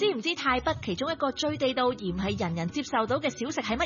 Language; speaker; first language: Cantonese; native; Cantonese